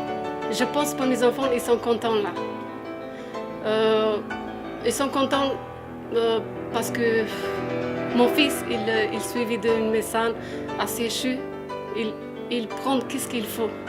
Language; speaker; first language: French; non-native, learner; Albanian